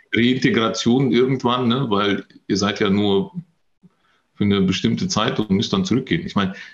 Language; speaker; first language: German; early bilingual, other home language; Russian